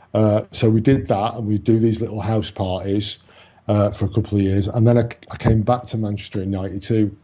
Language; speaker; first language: English; native; English